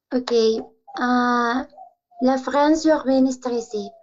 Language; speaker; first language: French; non-native, learner; Spanish